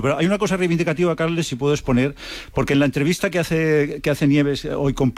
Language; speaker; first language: Spanish; native; Spanish